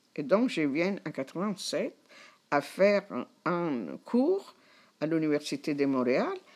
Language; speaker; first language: French; non-native, fluent; Italian